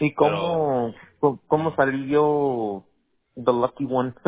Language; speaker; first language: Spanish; early bilingual, heritage; Spanish